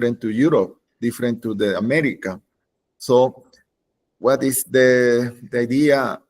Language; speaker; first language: English; non-native, learner; Spanish